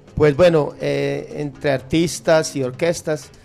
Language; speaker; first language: Spanish; native; Spanish